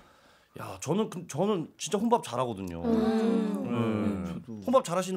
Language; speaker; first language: Korean; native; Korean